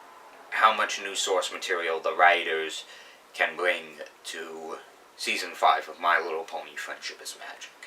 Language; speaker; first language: English; native; English